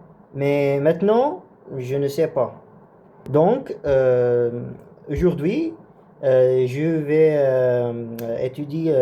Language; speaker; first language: French; non-native, learner; Arabic